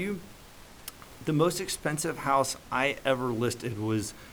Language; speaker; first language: English; native; English